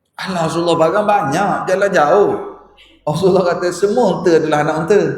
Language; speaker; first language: Malay; native; Malay